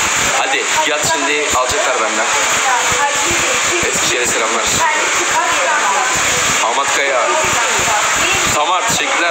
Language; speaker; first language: Turkish; native; Turkish